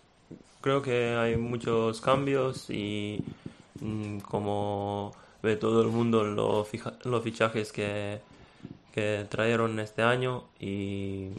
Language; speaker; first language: Spanish; non-native, fluent; Serbian